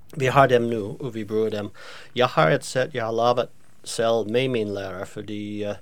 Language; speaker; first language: Danish; non-native, fluent; English